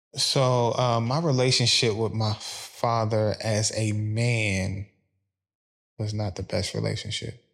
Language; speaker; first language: English; native; English